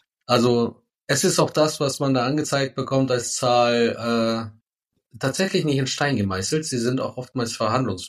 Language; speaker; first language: German; native; German